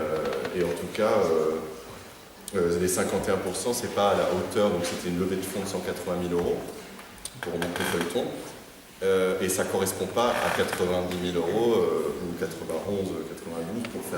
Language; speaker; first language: French; native; French